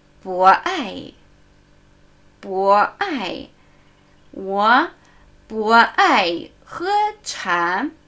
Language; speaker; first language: Chinese; non-native, fluent; German